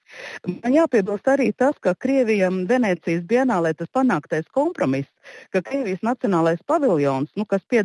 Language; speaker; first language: Latvian; native; Latvian